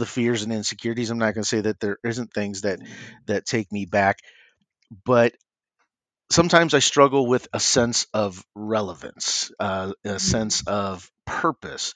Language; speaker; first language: English; native; English